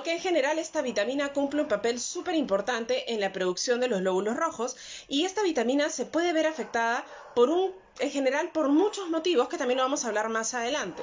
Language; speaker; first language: Spanish; native; Spanish